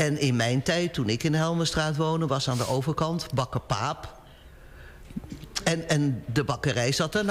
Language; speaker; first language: Dutch; native; Dutch